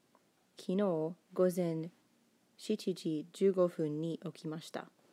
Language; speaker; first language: Japanese; non-native, fluent; English